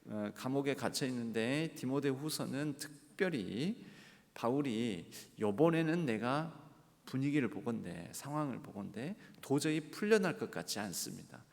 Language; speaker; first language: Korean; native; Korean